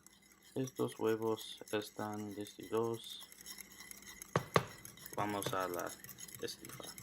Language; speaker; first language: Spanish; non-native, learner; English